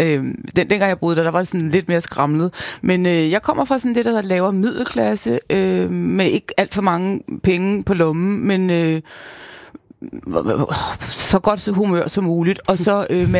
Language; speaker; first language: Danish; native; Danish